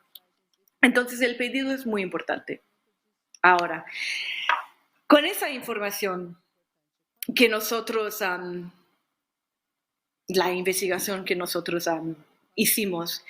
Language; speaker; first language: Spanish; non-native, fluent; English